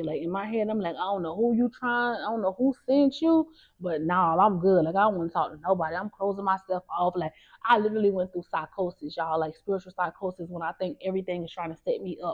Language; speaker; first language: English; native; English